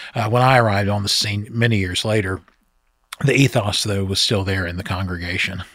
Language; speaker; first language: English; native; English